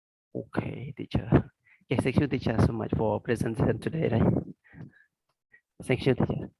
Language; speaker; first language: English; non-native, learner; Khmer